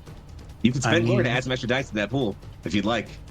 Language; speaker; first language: English; native; English